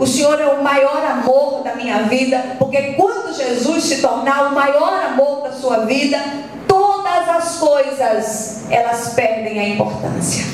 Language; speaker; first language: Portuguese; native; Portuguese